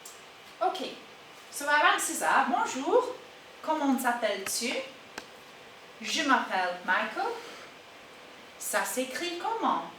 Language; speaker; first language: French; non-native, fluent; English